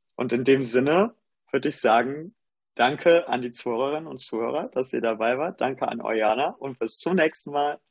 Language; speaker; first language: German; native; German